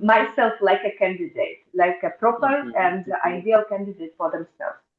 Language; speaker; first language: English; non-native, fluent; Russian